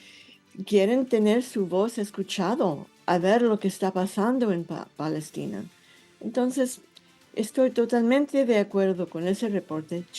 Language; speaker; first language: Spanish; non-native, fluent; English